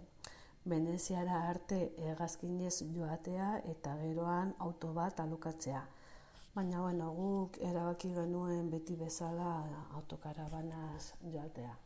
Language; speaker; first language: Basque; non-native, local second language; Spanish